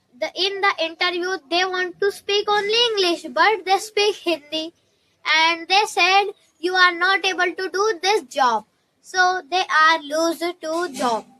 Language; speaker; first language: English; non-native, learner; Hindi